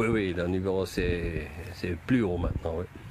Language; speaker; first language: French; non-native, local second language; German